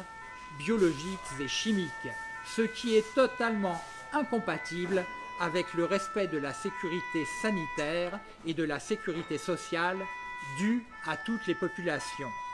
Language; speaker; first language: French; native; French